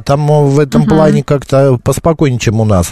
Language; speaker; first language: Russian; native; Russian